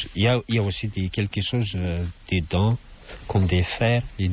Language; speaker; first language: French; non-native, local second language; Malagasy